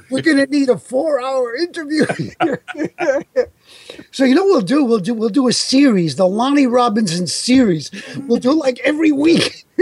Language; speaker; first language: English; early bilingual, other home language; Italian